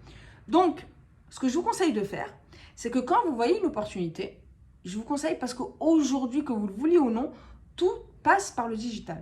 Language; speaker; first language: French; native; French